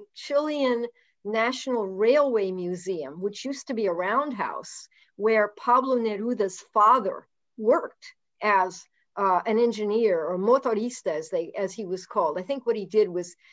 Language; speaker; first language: English; native; English